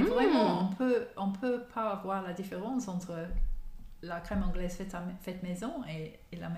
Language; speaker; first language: French; non-native, fluent; English